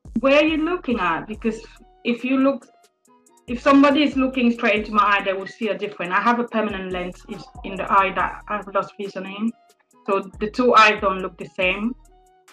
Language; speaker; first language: English; non-native, local second language; French